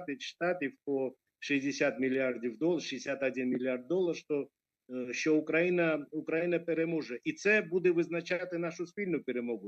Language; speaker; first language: Ukrainian; non-native, fluent; Georgian